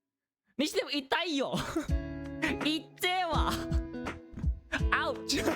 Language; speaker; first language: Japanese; non-native, fluent; English